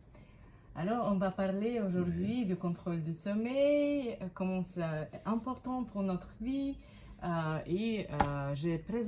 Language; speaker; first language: French; non-native, fluent; Russian